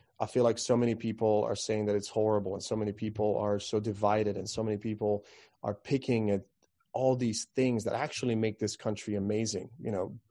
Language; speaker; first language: English; non-native, fluent; Croatian